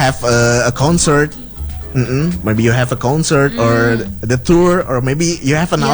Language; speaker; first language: English; non-native, learner; Indonesian